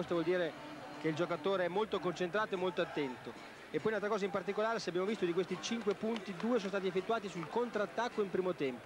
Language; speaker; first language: Italian; native; Italian